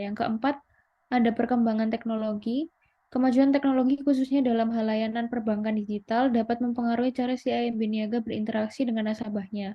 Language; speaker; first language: Indonesian; native; Indonesian